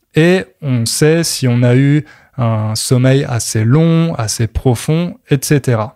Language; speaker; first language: French; native; French